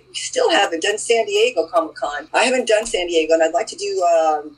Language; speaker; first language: English; native; English